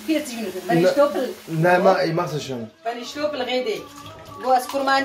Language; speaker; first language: German; non-native, learner; Kurdish